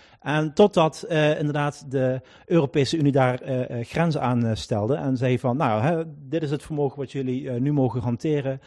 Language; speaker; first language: Dutch; native; Dutch